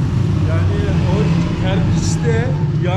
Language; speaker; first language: Turkish; non-native, learner; Persian